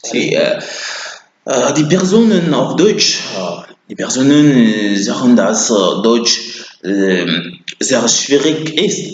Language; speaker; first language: German; non-native, learner; French